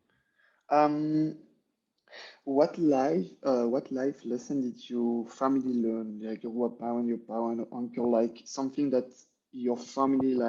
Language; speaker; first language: English; non-native, learner; French